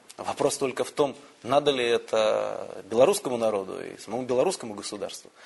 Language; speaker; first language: Russian; native; Russian